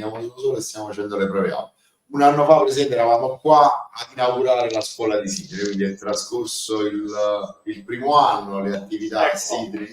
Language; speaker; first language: Italian; native; Italian